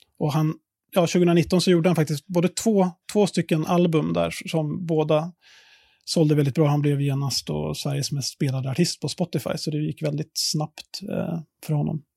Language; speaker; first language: Swedish; native; Swedish